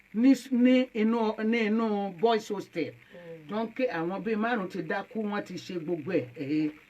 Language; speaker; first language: English; non-native, local second language; Yoruba